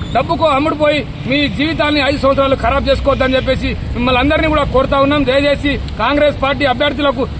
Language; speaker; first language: Telugu; native; Telugu